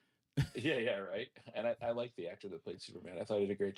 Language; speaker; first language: English; native; English